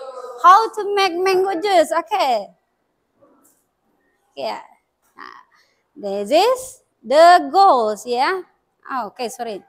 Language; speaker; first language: English; non-native, learner; Indonesian